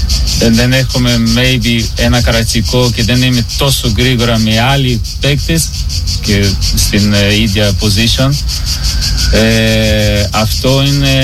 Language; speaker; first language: Greek; non-native, learner; Portuguese